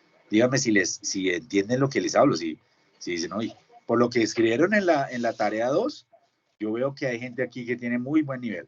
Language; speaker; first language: Spanish; native; Spanish